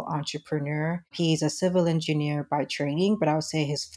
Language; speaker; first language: English; native; English